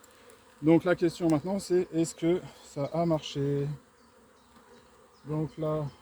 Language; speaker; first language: French; native; French